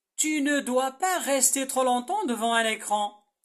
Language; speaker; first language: French; non-native, local second language; Arabic